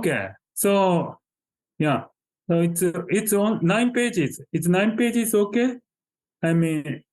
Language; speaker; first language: English; non-native, fluent; Japanese